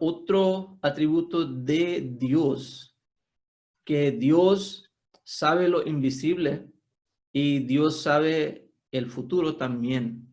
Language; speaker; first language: Spanish; non-native, fluent; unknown